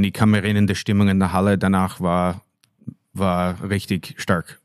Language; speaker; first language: German; non-native, fluent; English